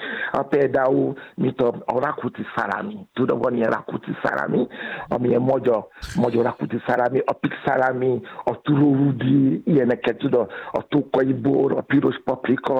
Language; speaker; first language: Hungarian; non-native, fluent; Yoruba